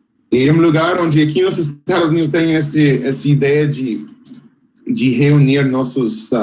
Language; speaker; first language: Portuguese; non-native, fluent; English